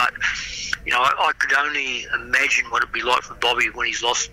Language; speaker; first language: English; native; English